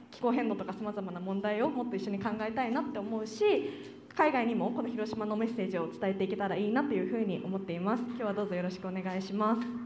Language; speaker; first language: Japanese; native; Japanese